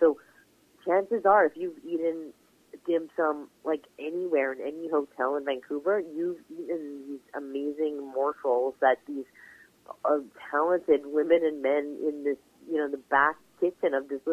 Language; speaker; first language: English; native; English